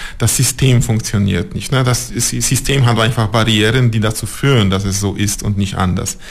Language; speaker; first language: German; non-native, local second language; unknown